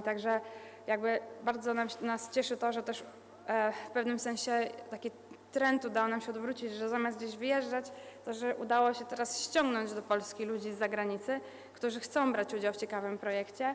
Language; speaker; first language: Polish; native; Polish